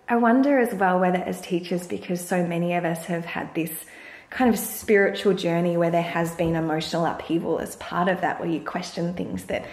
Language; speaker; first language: English; native; English